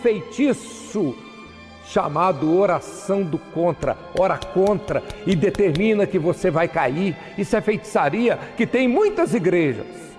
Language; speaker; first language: Portuguese; native; Portuguese